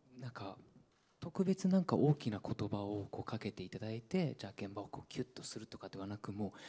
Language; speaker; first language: Japanese; early bilingual, other home language; Burmese